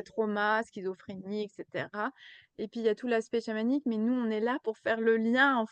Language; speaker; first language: French; native; French